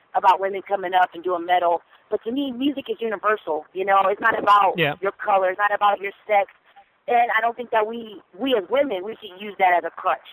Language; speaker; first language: English; non-native, fluent; German